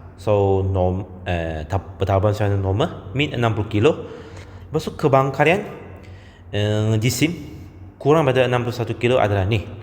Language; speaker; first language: Malay; non-native, local second language; Chinese